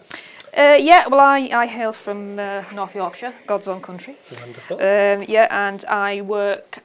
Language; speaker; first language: English; native; English